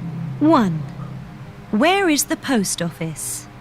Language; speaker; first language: English; non-native, learner; Spanish